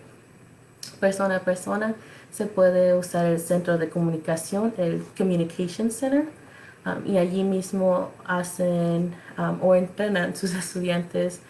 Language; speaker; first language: Spanish; early bilingual, other home language; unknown